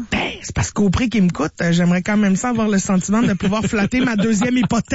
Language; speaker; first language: French; native; French